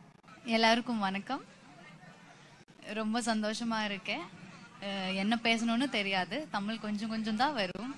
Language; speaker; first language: Tamil; non-native, learner; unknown